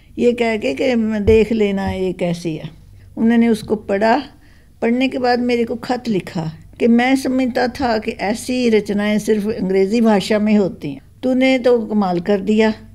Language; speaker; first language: Hindi; non-native, local second language; Punjabi